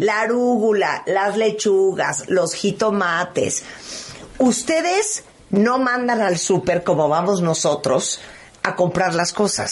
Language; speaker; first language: Spanish; native; Spanish